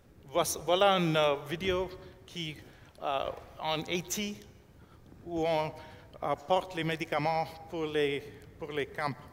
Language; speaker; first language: French; non-native, fluent; English